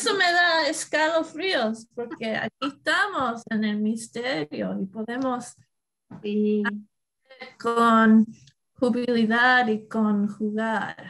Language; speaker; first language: Spanish; non-native, learner; English